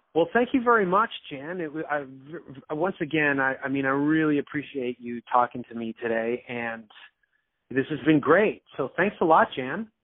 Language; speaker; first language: English; native; English